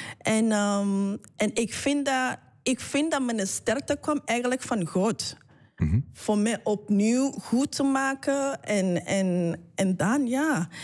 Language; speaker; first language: Dutch; non-native, fluent; English